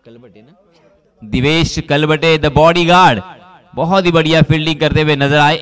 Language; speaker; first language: Hindi; non-native, local second language; Marathi